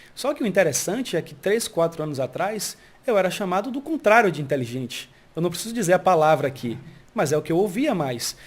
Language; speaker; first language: Portuguese; early bilingual, heritage; Portuguese